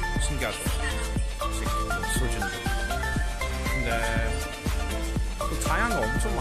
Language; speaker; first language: Korean; non-native, fluent; English